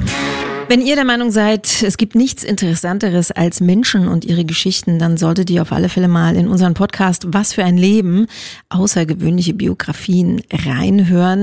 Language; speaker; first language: German; native; German